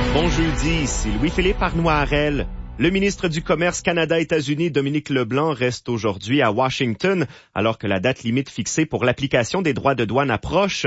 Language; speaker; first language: French; native; French